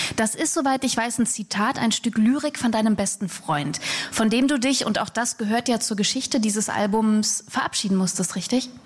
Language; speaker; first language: German; native; German